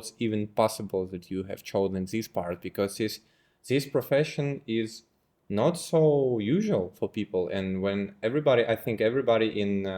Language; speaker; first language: English; non-native, fluent; Russian